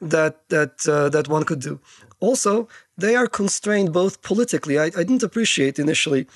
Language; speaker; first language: English; non-native, fluent; Turkish